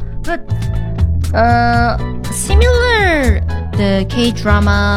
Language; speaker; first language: English; non-native, learner; Korean